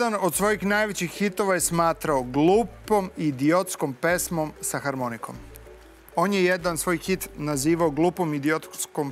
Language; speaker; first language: Serbian; native; Serbian